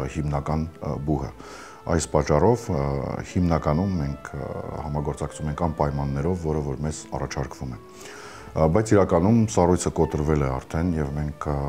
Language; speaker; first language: Armenian; native; Armenian